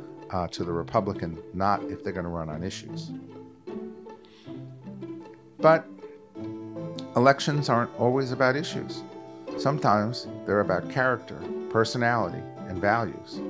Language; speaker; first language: English; native; English